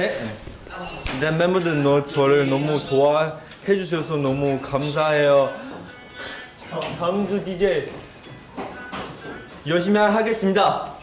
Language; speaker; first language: Korean; non-native, fluent; Chinese